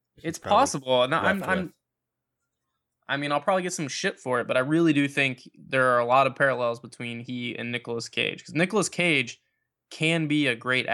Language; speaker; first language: English; native; English